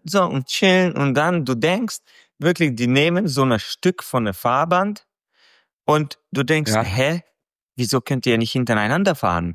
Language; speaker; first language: German; non-native, fluent; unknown